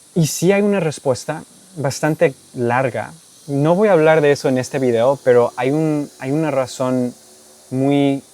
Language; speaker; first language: Spanish; non-native, fluent; English